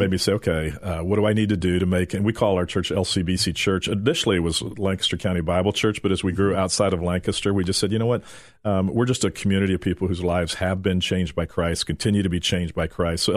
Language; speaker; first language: English; native; English